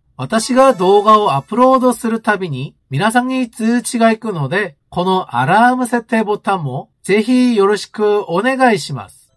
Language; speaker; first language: Japanese; non-native, fluent; Korean